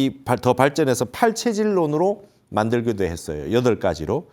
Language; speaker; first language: Korean; native; Korean